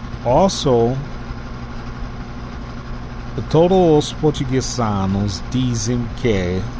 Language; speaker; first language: Portuguese; non-native, learner; English